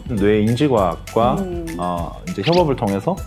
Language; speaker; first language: Korean; native; Korean